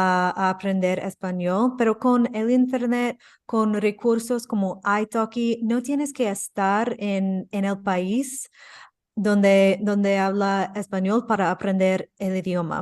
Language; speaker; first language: Spanish; non-native, fluent; English